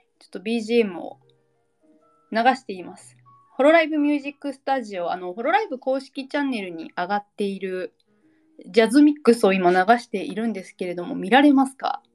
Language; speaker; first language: Japanese; native; Japanese